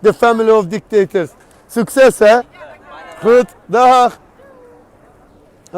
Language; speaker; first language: Dutch; non-native, learner; Azerbaijani